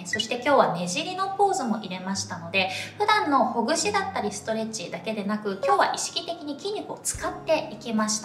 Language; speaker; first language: Japanese; native; Japanese